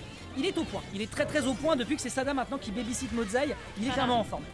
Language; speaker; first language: French; native; French